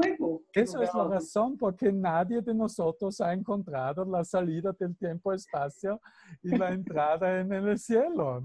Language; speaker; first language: Spanish; non-native, fluent; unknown